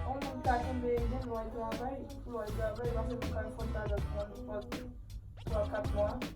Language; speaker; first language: French; non-native, local second language; Haitian Creole